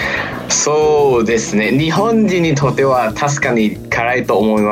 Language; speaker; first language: Japanese; non-native, fluent; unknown